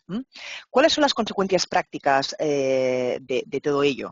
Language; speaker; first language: Spanish; native; Spanish